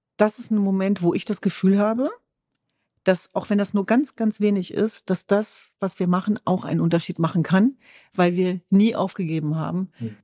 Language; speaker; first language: German; early bilingual, other home language; Kurdish